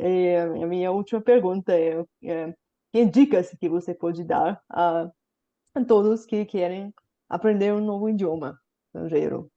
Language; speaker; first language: Portuguese; non-native, fluent; Bulgarian